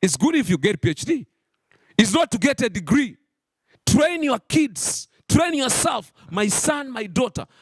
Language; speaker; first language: English; non-native, local second language; Swahili